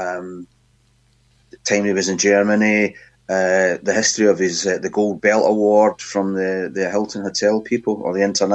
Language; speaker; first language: English; native; English